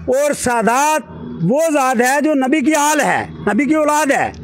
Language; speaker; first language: Hindi; native; Hindi